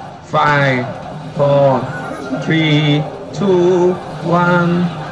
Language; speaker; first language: English; non-native, learner; Vietnamese